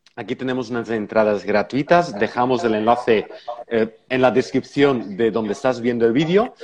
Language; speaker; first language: Spanish; non-native, fluent; Dutch